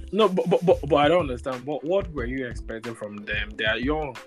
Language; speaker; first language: English; non-native, local second language; Igbo